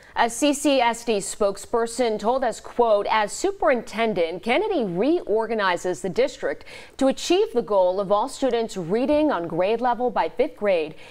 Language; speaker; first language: English; native; English